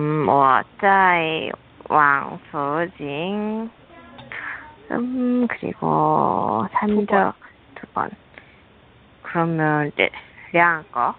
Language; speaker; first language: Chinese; non-native, learner; Korean